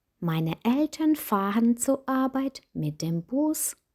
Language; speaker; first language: German; non-native, fluent; Ukrainian